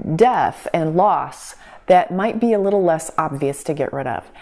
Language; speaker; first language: English; native; English